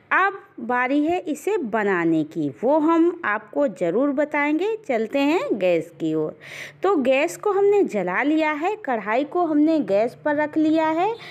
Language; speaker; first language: Hindi; native; Hindi